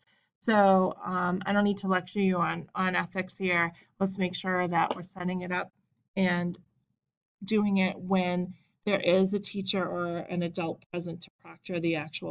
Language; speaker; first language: English; native; English